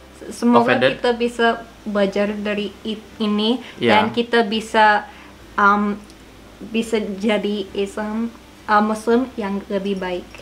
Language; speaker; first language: Indonesian; non-native, learner; English